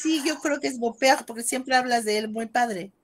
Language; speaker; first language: Spanish; native; Spanish